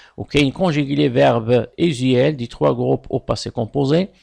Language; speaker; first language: French; non-native, local second language; Arabic